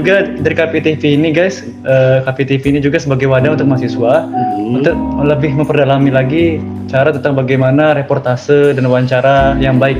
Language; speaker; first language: Indonesian; native; Indonesian